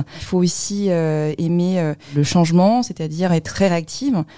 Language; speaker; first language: French; native; French